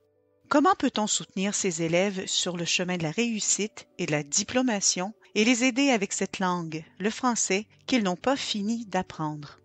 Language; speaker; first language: French; native; French